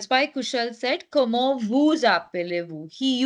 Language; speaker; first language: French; non-native, fluent; Hindi